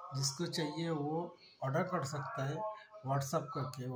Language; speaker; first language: Hindi; non-native, local second language; Bangla